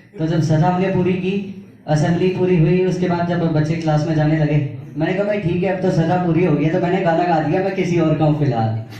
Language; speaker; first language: Hindi; native; Hindi